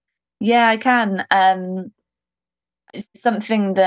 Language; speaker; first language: English; native; English